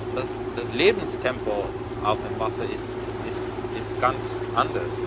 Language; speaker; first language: German; non-native, learner; Dutch